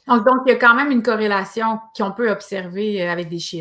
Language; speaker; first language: French; native; French